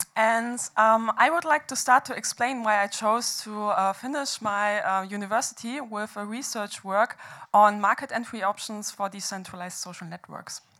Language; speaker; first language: English; non-native, fluent; German